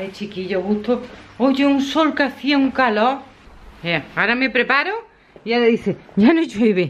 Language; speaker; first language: Spanish; native; Spanish